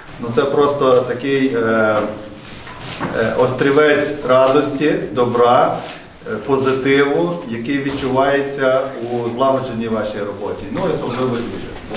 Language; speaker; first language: Ukrainian; native; Ukrainian